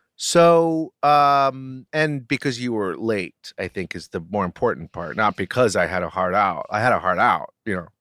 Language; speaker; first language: English; native; English